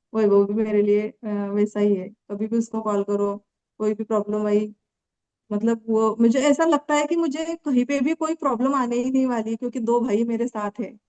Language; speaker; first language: Hindi; non-native, local second language; Marathi